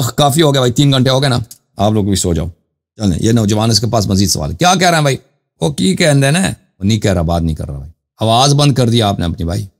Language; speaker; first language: Urdu; non-native, fluent; Persian